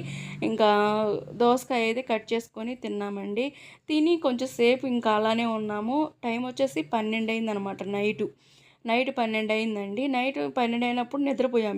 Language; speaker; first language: Telugu; native; Telugu